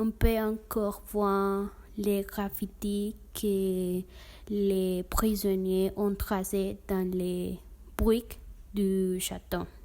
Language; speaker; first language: French; non-native, learner; Spanish